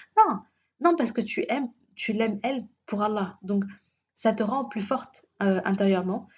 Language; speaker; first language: French; early bilingual, other home language; Arabic